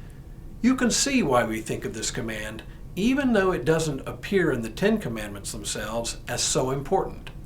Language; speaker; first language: English; native; English